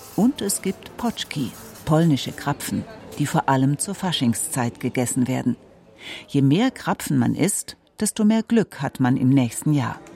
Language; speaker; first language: German; native; German